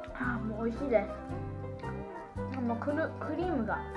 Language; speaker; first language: Japanese; early bilingual, heritage; Japanese